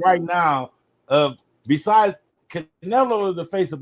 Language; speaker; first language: English; native; English